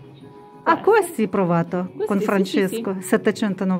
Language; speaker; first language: Italian; non-native, fluent; Russian